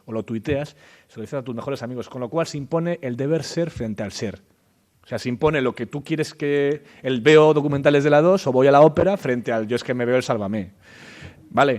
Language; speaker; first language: Spanish; native; Spanish